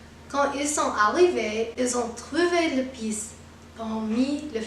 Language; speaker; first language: French; non-native, learner; English